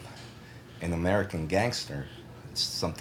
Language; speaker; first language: English; early bilingual, other home language; Spanish